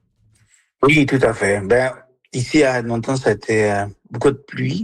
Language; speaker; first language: French; non-native, fluent; Spanish